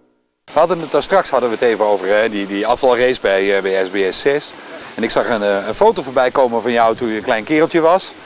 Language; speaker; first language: Dutch; native; Dutch